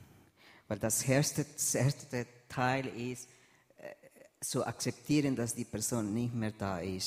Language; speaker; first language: German; non-native, fluent; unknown